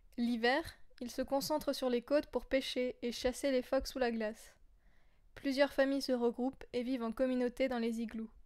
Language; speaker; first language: French; native; French